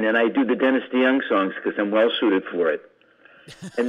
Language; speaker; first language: English; native; English